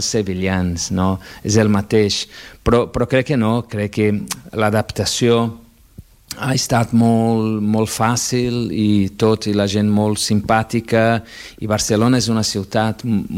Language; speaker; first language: Catalan; non-native, fluent; Portuguese